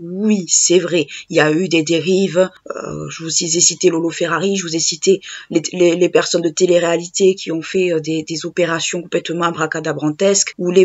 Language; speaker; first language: French; native; French